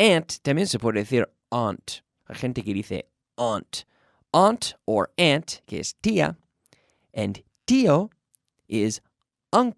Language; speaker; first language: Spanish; non-native, fluent; English